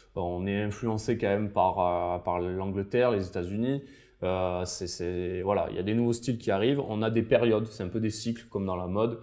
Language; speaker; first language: French; native; French